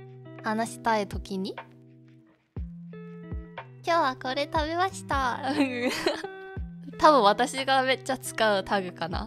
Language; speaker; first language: Japanese; non-native, learner; Korean